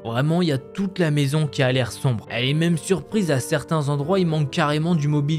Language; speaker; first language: French; native; French